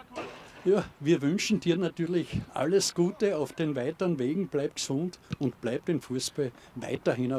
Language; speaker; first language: German; native; German